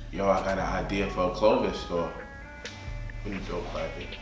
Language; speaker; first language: English; native; English